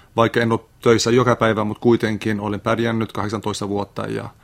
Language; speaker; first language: Finnish; non-native, fluent; Arabic